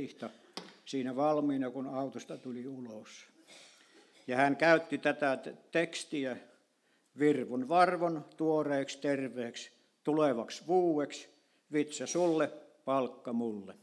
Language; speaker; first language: Finnish; native; Finnish